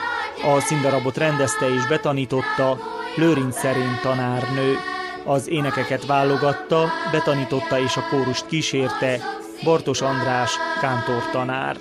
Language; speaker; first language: Hungarian; native; Hungarian